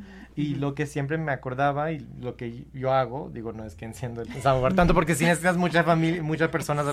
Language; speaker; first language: Spanish; non-native, local second language; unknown